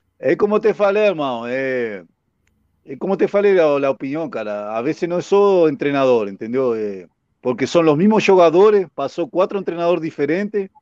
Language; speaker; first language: Portuguese; non-native, fluent; Spanish